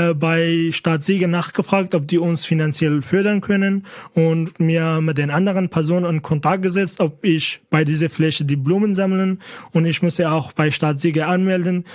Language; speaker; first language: German; non-native, fluent; Kurdish